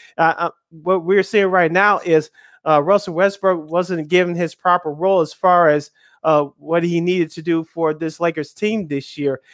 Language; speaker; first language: English; native; English